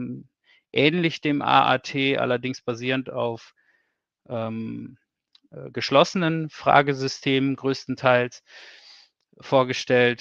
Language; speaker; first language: German; native; German